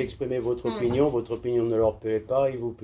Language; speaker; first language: French; native; French